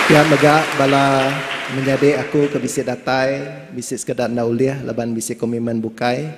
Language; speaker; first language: Malay; non-native, local second language; Iban